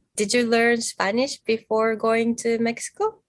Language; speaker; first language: English; non-native, fluent; Japanese